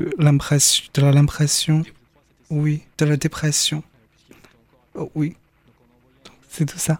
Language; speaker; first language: French; non-native, fluent; Chinese